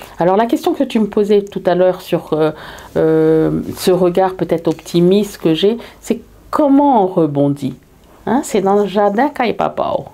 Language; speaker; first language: French; early bilingual, heritage; French